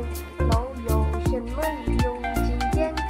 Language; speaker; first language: Chinese; non-native, learner; Malay